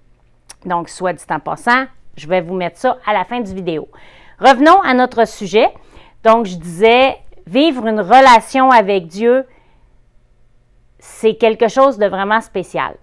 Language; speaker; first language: French; native; French